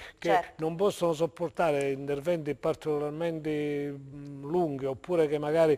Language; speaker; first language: Italian; native; Italian